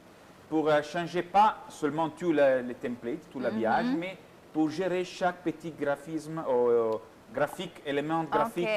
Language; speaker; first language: French; non-native, fluent; Italian